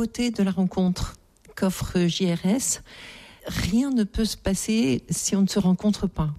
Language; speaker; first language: French; native; French